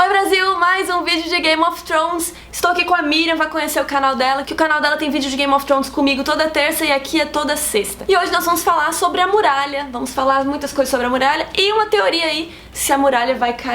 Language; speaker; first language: Portuguese; native; Portuguese